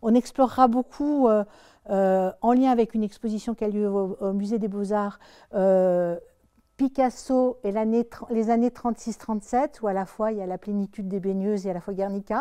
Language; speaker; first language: French; native; French